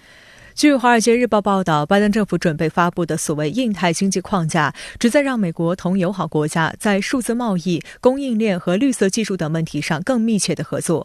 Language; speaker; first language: Chinese; native; Chinese